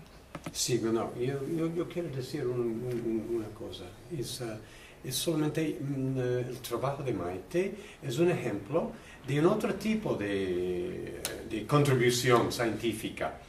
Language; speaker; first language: Spanish; non-native, learner; English